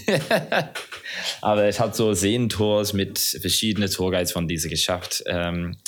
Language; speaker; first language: German; non-native, fluent; English